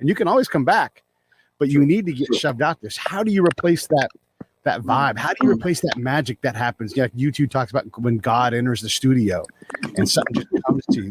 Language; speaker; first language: English; native; English